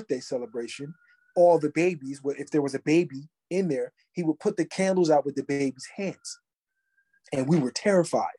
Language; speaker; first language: English; native; English